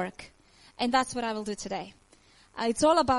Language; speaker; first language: English; non-native, learner; Croatian